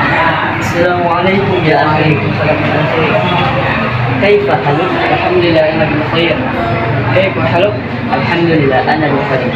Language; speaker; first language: Arabic; non-native, learner; Indonesian